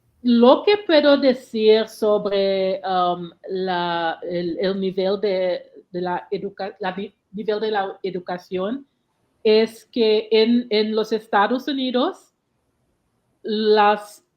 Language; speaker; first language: Spanish; non-native, learner; English